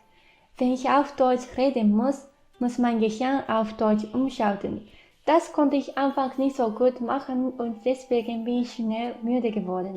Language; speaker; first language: German; non-native, fluent; Japanese